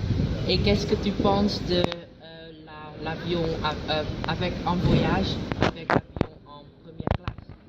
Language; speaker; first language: French; non-native, learner; Dutch